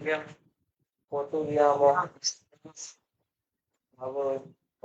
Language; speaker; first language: Italian; non-native, learner; Bangla